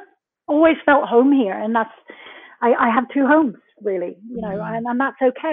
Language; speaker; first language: English; native; English